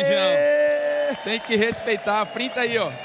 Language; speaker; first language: Portuguese; native; Portuguese